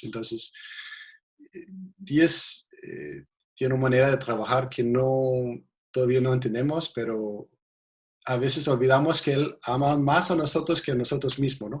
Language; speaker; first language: Spanish; non-native, fluent; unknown